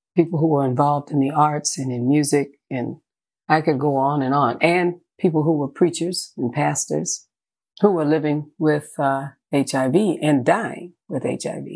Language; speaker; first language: English; native; English